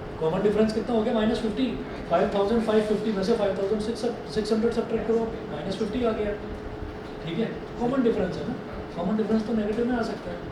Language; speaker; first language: Hindi; native; Hindi